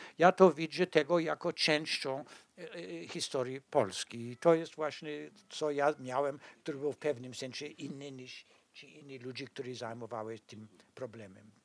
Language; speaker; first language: Polish; non-native, fluent; English